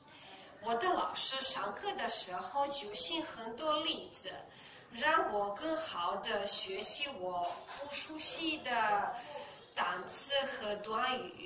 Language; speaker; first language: Chinese; non-native, learner; Bosnian